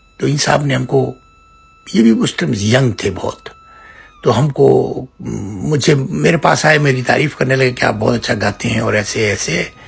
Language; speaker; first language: Urdu; native; Urdu